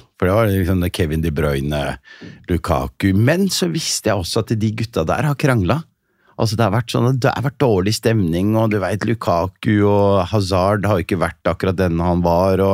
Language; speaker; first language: Norwegian; early bilingual, other home language; Riffian